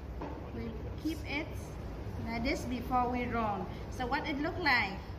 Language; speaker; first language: English; non-native, learner; Vietnamese